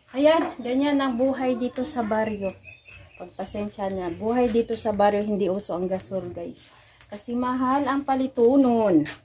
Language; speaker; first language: Filipino; non-native, local second language; Cebuano